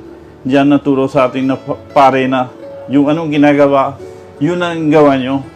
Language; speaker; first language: Filipino; non-native, learner; Punjabi